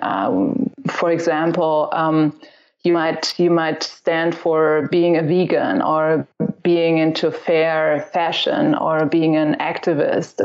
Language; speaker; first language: English; non-native, fluent; German